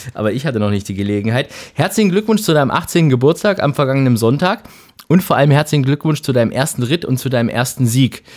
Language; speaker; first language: German; native; German